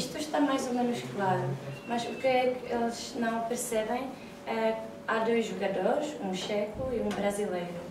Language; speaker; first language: Portuguese; non-native, fluent; Czech